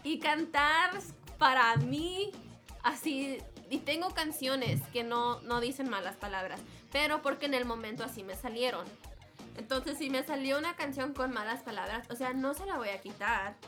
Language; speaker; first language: Spanish; early bilingual, heritage; Spanish